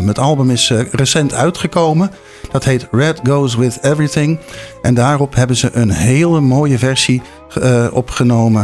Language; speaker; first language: Dutch; native; Dutch